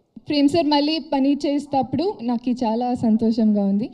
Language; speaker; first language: Telugu; non-native, learner; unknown